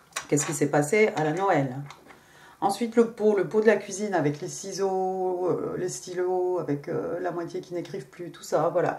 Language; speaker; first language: French; native; French